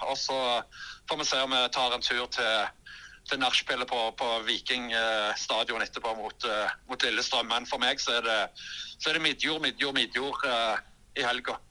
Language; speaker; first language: Norwegian; native; Norwegian